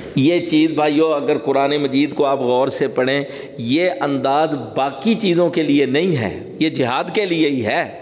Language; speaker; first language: Urdu; native; Urdu